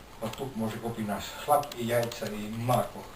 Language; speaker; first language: Bulgarian; non-native, learner; Finnish